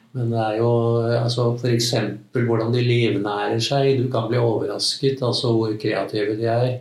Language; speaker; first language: Norwegian; native; Norwegian